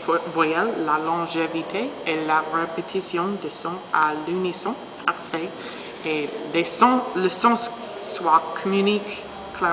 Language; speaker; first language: French; non-native, learner; English